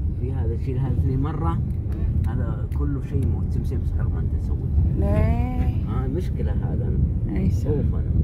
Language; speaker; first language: Arabic; non-native, learner; Filipino